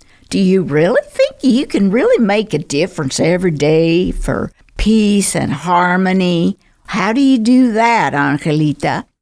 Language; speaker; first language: English; native; English